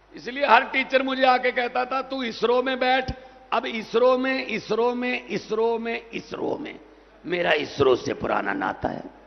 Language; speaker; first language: Hindi; non-native, local second language; Punjabi